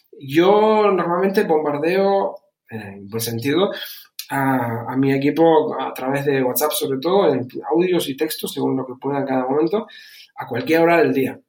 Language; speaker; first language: Spanish; early bilingual, other home language; German